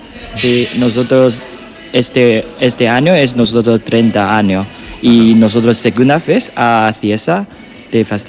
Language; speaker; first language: Spanish; non-native, learner; Chinese